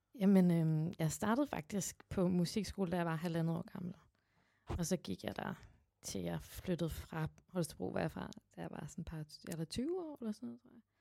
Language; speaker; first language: Danish; native; Danish